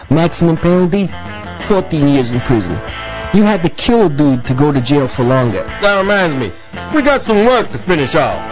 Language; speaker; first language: English; native; English